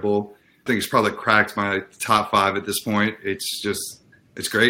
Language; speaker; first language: English; native; English